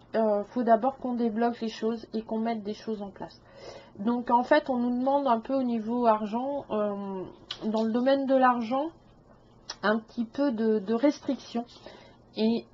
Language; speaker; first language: French; native; French